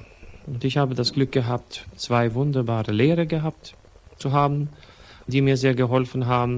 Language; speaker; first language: German; non-native, fluent; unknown